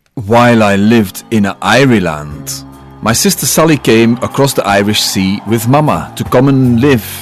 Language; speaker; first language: English; non-native, fluent; Dutch